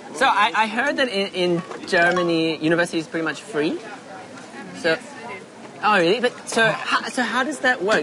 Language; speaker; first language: English; native; English